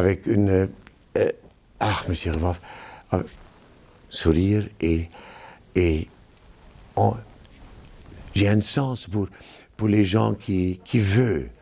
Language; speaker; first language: French; non-native, fluent; German